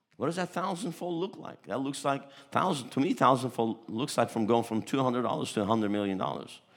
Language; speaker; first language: English; early bilingual, other home language; Turkish